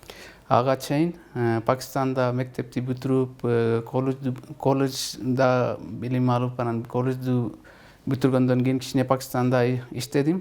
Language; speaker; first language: Kyrgyz; non-native, fluent; Urdu